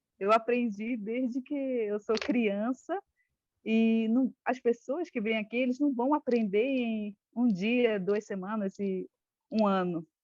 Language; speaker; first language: Portuguese; non-native, local second language; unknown